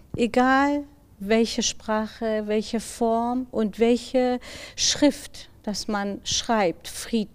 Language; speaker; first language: German; non-native, fluent; Persian